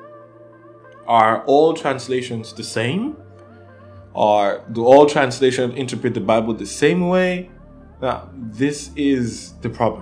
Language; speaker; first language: English; non-native, local second language; Yoruba